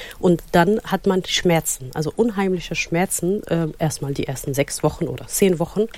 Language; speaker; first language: German; non-native, fluent; Somali